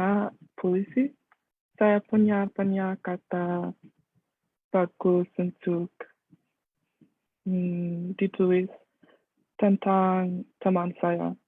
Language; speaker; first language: Indonesian; non-native, learner; English